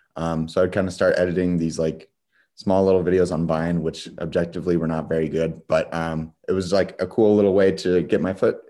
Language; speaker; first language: English; native; English